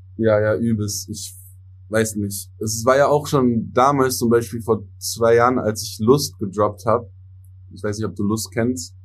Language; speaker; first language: German; early bilingual, other home language; English